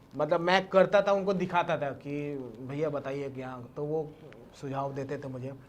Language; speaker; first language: Hindi; non-native, local second language; Bangla